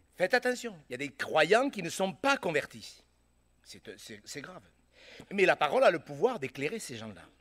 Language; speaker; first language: French; native; French